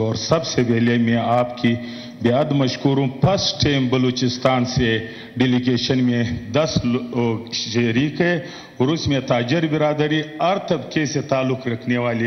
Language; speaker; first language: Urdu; non-native, local second language; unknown